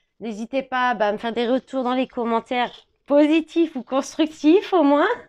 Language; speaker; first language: French; native; French